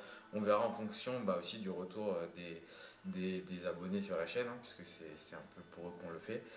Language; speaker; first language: French; native; French